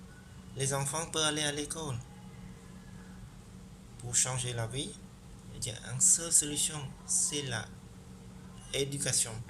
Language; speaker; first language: French; non-native, learner; Khmer